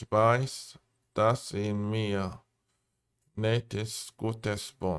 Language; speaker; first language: German; non-native, learner; Korean